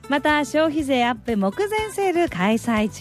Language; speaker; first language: Japanese; native; Japanese